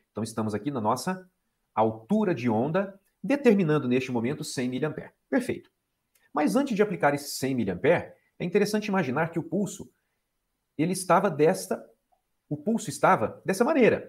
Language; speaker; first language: Portuguese; native; Portuguese